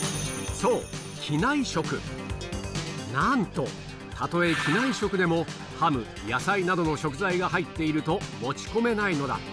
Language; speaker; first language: Japanese; native; Japanese